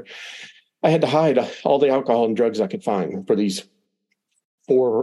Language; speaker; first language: English; native; English